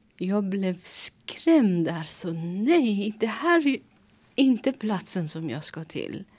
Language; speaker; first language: Swedish; non-native, fluent; Persian